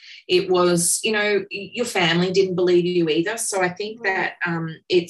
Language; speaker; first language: English; native; English